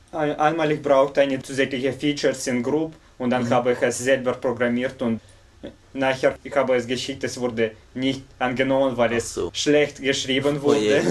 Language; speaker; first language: German; non-native, fluent; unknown